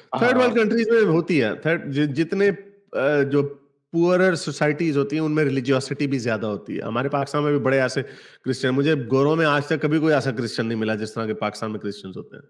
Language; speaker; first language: Hindi; native; Hindi